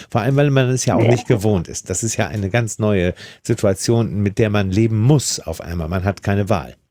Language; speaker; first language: German; native; German